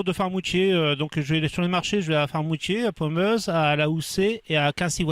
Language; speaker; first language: French; native; French